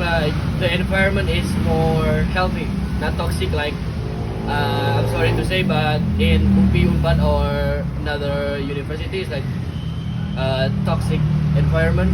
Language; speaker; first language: English; non-native, learner; Indonesian